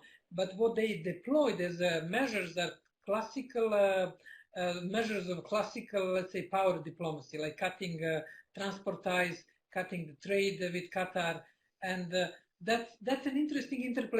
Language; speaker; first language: English; non-native, fluent; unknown